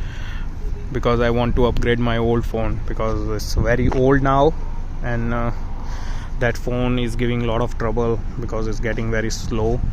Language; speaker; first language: English; non-native, fluent; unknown